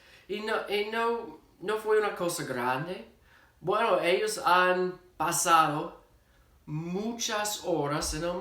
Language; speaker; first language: Spanish; non-native, fluent; English